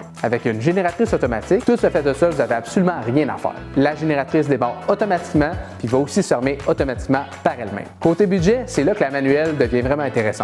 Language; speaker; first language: French; native; French